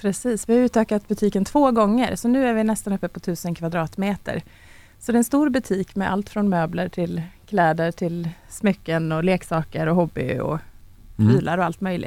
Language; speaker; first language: Swedish; native; Swedish